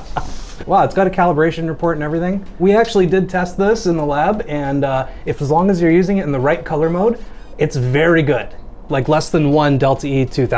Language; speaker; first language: English; native; English